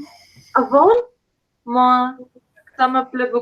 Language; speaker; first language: French; non-native, learner; Spanish